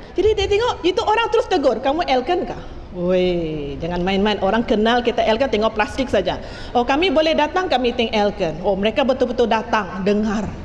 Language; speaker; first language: Malay; non-native, local second language; Chinese